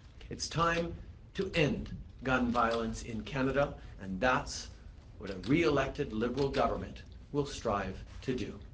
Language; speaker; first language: English; early bilingual, other home language; French